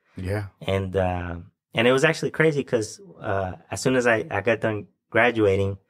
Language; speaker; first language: English; native; English